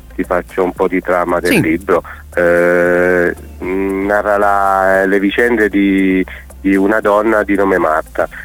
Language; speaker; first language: Italian; native; Italian